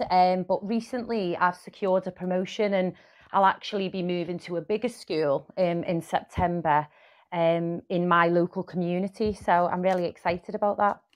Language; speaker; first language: English; native; English